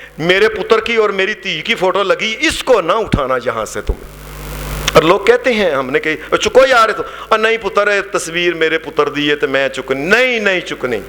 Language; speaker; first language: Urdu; non-native, local second language; Punjabi